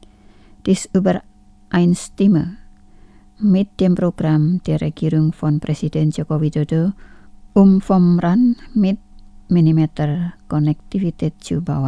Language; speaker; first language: German; non-native, fluent; Indonesian